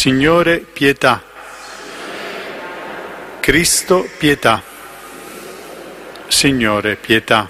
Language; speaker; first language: Italian; native; Italian